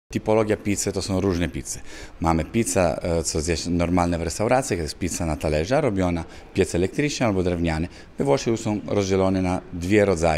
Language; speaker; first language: Polish; non-native, learner; Italian